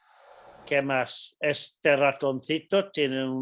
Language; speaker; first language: Spanish; non-native, fluent; English